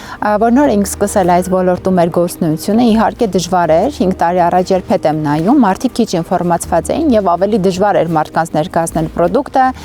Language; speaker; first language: Armenian; native; Armenian